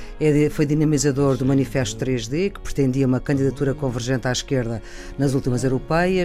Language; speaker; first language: Portuguese; native; Portuguese